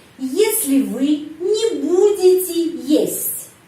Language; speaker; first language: Russian; non-native, fluent; Indonesian